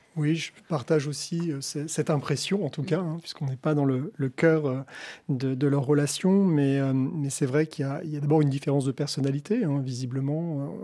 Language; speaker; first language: French; native; French